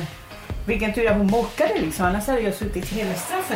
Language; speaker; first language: Swedish; non-native, fluent; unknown